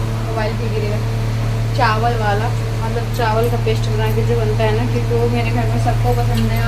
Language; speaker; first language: Hindi; native; Hindi